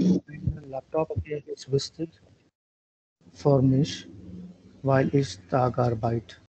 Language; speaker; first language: German; non-native, learner; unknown